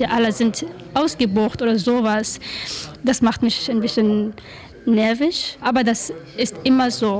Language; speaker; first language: German; non-native, learner; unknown